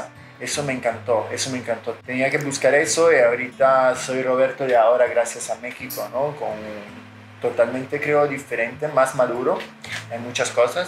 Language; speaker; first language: Spanish; non-native, fluent; Italian